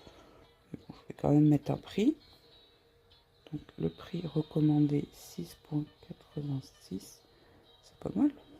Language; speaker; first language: French; native; French